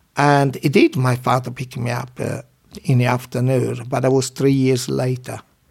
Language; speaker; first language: English; non-native, learner; Italian